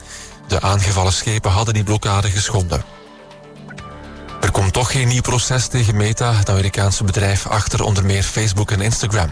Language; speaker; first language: Dutch; native; Dutch